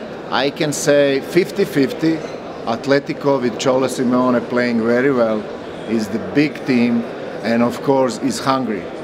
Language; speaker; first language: English; non-native, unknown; Croatian